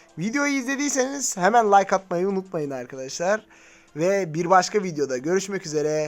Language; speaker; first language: Turkish; native; Turkish